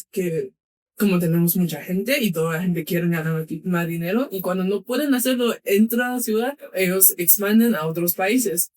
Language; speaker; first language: Spanish; non-native, fluent; Chinese